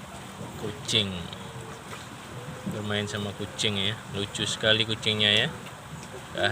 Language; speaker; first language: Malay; non-native, local second language; Javanese